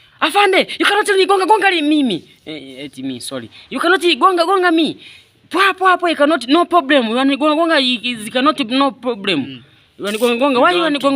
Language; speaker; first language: English; non-native, learner; Swahili